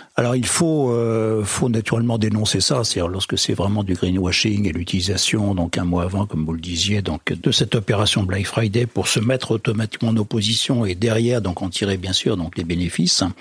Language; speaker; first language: French; native; French